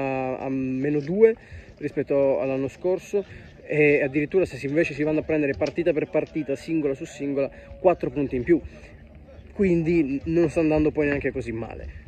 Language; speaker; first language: Italian; native; Italian